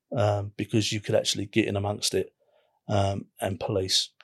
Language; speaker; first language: English; native; English